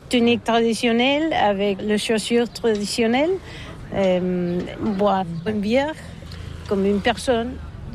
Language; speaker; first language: French; non-native, fluent; Catalan